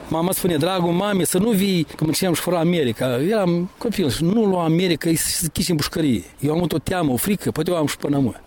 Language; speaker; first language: Romanian; native; Romanian